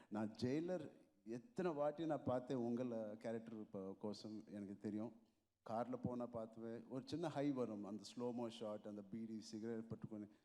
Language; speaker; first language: Tamil; non-native, local second language; Telugu